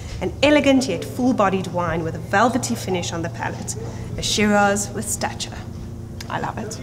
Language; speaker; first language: English; non-native, local second language; Afrikaans